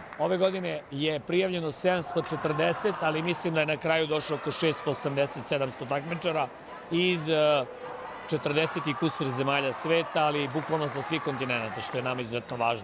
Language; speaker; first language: Serbian; native; Serbian